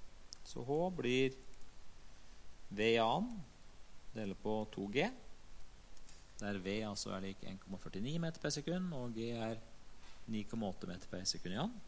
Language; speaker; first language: Norwegian; native; Norwegian